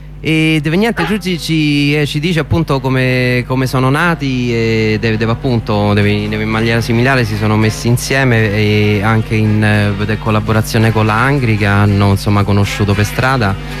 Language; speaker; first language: Italian; native; Italian